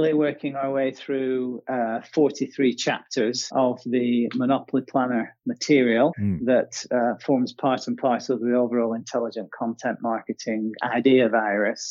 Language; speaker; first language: English; native; English